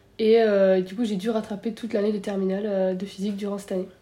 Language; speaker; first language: French; native; French